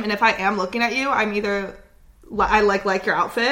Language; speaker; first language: English; native; English